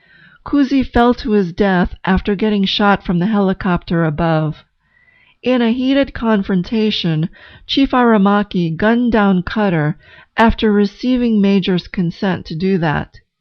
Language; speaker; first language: English; native; English